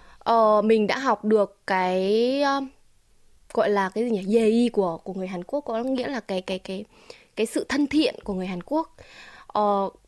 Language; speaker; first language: Vietnamese; native; Vietnamese